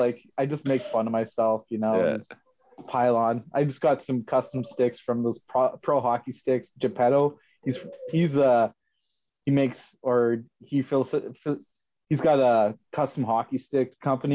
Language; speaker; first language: English; native; English